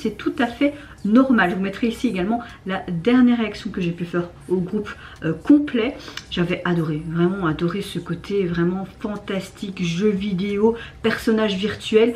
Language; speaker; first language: French; native; French